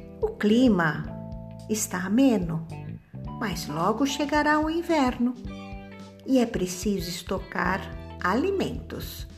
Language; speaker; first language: Portuguese; native; Portuguese